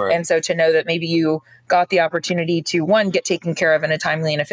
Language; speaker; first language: English; native; English